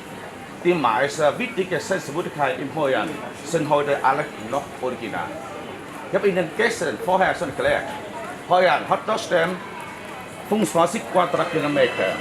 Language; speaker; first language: German; non-native, learner; Vietnamese